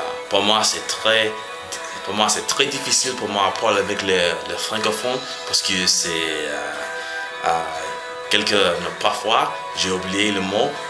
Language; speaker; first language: French; non-native, learner; English